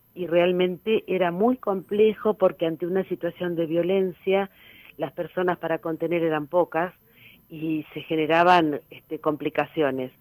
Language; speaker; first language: Spanish; native; Spanish